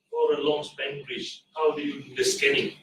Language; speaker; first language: English; non-native, local second language; Malay